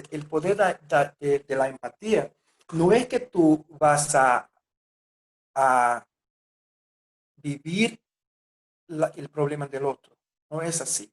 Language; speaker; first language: Spanish; non-native, fluent; Portuguese